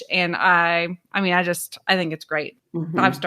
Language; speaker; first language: English; native; English